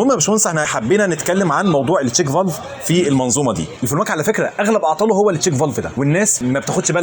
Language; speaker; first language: Arabic; native; Arabic